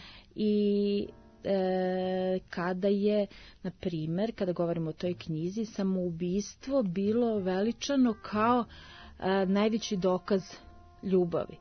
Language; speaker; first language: Serbian; native; Serbian